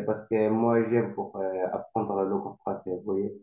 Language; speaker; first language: French; non-native, learner; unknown